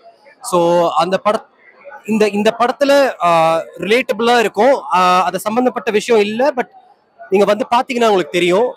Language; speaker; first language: Tamil; native; Tamil